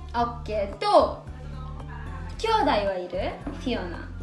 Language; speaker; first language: Japanese; early bilingual, other home language; Indonesian